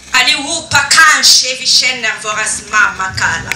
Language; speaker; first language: Swedish; non-native, fluent; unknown